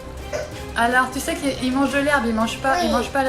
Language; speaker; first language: French; native; French